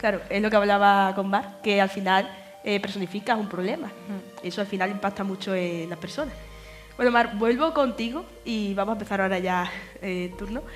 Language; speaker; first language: Spanish; native; Spanish